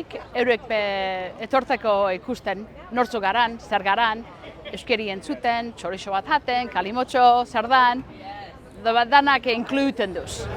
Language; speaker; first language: Basque; early bilingual, heritage; Basque